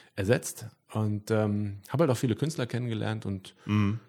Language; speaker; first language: German; native; German